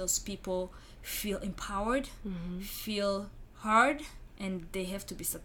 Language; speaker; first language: English; non-native, local second language; Kinyarwanda